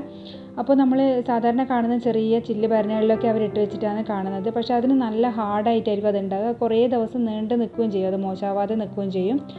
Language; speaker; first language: Malayalam; native; Malayalam